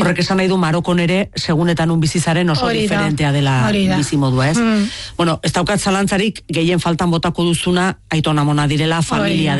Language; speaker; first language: Basque; native; Basque